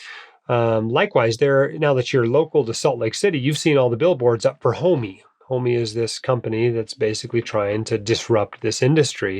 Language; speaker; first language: English; native; English